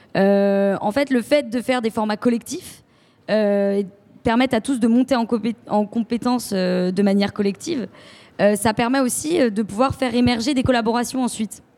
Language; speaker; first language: French; native; French